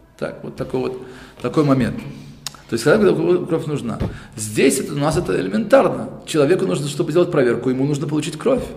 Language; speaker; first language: Russian; early bilingual, heritage; Russian